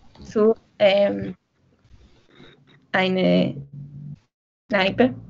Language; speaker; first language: German; non-native, learner; Spanish